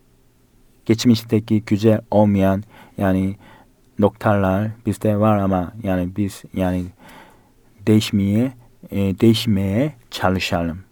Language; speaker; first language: Turkish; non-native, fluent; Korean